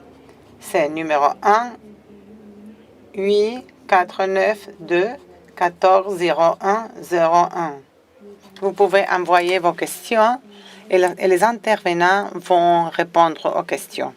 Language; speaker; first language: French; non-native, fluent; Spanish